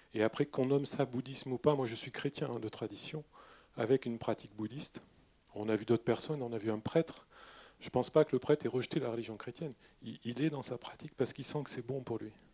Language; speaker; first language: French; native; French